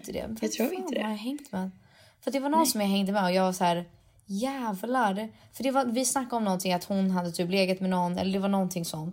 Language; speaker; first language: Swedish; native; Swedish